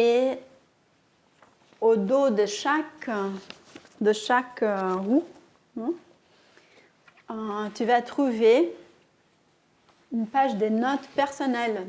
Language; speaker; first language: French; non-native, fluent; Portuguese